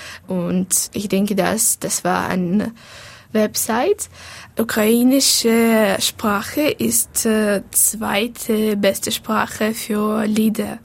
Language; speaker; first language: German; non-native, learner; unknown